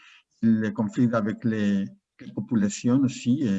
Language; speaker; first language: French; non-native, learner; Spanish